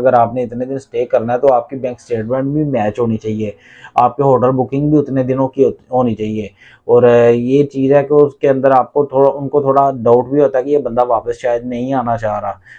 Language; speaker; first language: Urdu; non-native, local second language; Punjabi